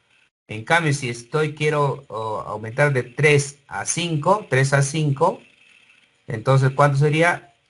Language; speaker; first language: Spanish; native; Spanish